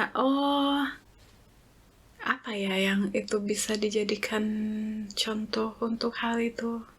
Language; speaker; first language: Indonesian; native; Indonesian